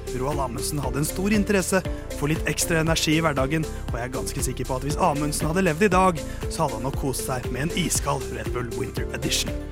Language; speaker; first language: Norwegian; native; Norwegian